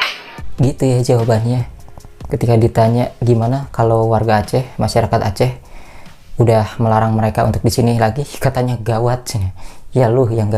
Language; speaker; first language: Indonesian; native; Indonesian